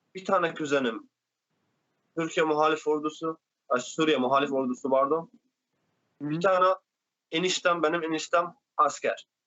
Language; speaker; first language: Turkish; non-native, fluent; Arabic